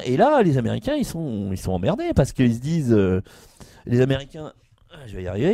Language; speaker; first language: French; native; French